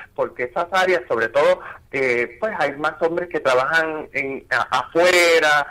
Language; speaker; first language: Spanish; native; Spanish